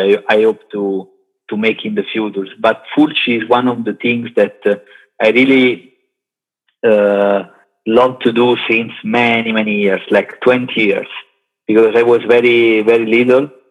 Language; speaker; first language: English; non-native, learner; Italian